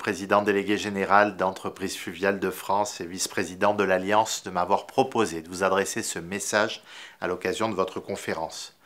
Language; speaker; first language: French; native; French